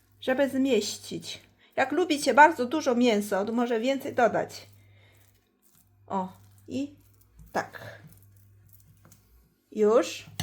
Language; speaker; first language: Polish; non-native, learner; Chinese